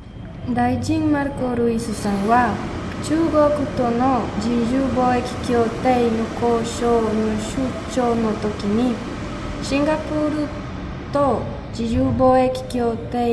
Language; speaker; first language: Japanese; non-native, learner; Spanish